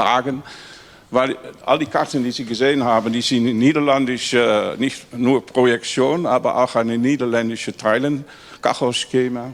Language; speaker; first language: German; non-native, learner; Dutch